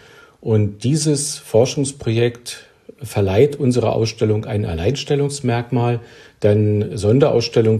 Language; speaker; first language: German; native; German